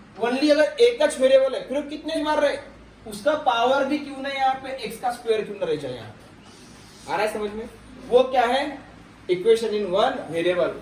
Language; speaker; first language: Hindi; non-native, local second language; Marathi